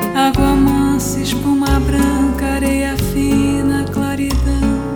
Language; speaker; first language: English; early bilingual, other home language; Portuguese